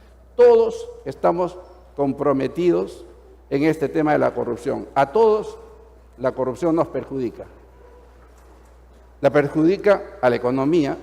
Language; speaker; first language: Spanish; native; Spanish